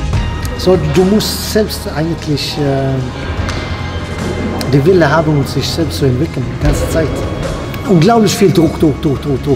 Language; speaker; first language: German; non-native, fluent; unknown